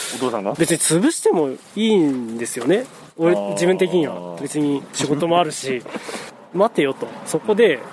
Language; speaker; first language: Japanese; native; Japanese